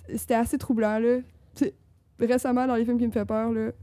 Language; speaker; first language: French; native; French